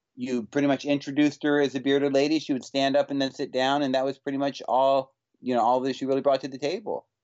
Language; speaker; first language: English; native; English